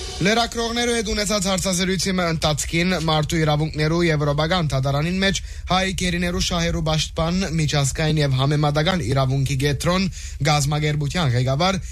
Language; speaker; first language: Armenian; early bilingual, heritage; Armenian